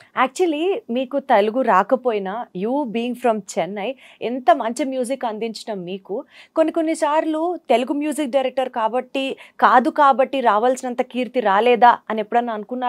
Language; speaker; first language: Telugu; native; Telugu